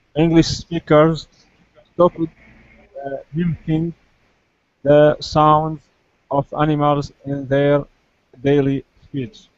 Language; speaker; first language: English; non-native, learner; Arabic